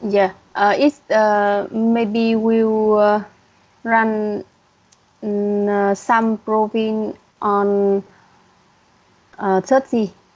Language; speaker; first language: English; non-native, learner; Vietnamese